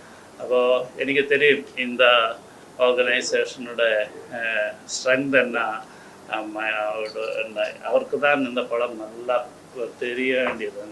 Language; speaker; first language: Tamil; non-native, learner; Malayalam